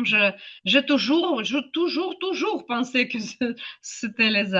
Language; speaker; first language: French; non-native, fluent; Ukrainian